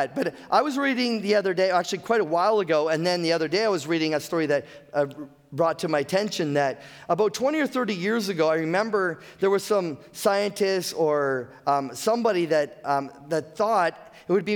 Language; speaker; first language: English; native; English